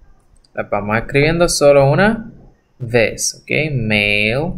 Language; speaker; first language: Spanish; native; Spanish